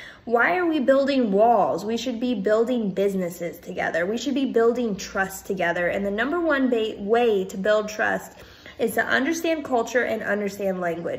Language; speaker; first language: English; native; English